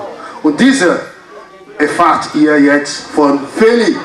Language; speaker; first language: German; non-native, fluent; French